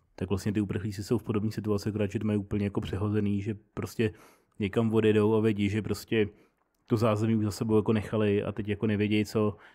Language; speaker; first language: Czech; native; Czech